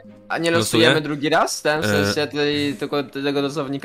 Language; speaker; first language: Polish; native; Polish